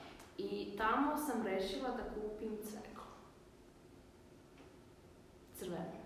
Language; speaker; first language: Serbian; early bilingual, heritage; Serbian